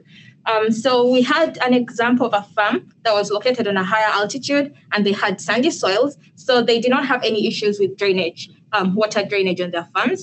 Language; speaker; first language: English; non-native, local second language; Ganda